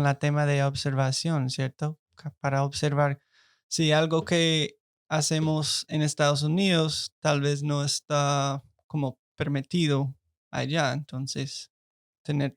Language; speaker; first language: Spanish; non-native, learner; English